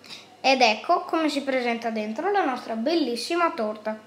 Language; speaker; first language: Italian; native; Italian